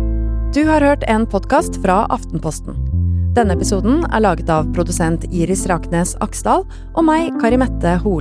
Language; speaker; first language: Norwegian; native; Norwegian